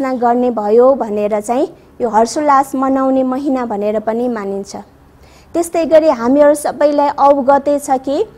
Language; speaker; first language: Nepali; non-native, local second language; Newari